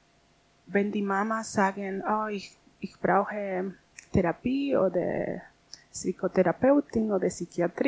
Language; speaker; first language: German; non-native, learner; Spanish